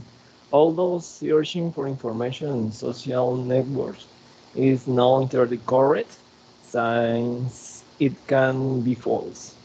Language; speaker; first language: English; non-native, learner; Spanish